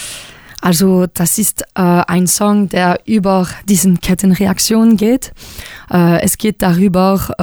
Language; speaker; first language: German; non-native, local second language; French